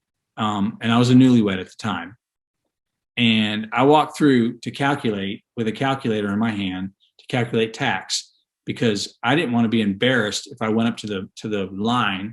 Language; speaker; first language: English; native; English